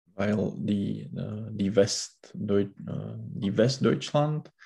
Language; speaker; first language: German; non-native, learner; Czech